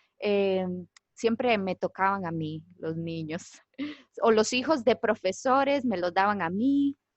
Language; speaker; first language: Spanish; native; Spanish